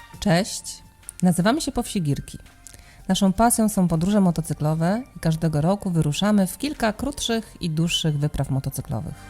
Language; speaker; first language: Polish; native; Polish